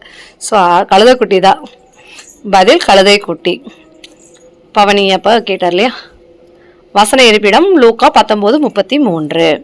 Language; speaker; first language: Tamil; native; Tamil